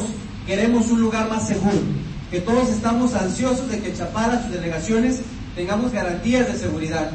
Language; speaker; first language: Spanish; native; Spanish